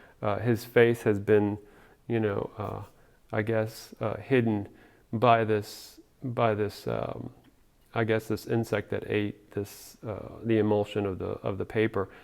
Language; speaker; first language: English; early bilingual, other home language; Spanish